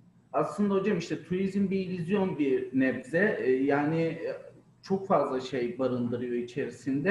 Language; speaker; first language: Turkish; native; Turkish